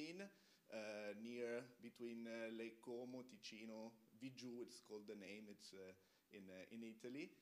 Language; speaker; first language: English; non-native, fluent; Italian